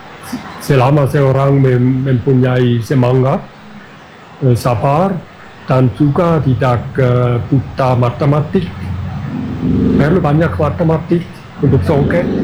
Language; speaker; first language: Indonesian; non-native, fluent; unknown